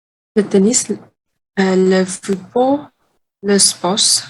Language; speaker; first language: French; non-native, learner; Vietnamese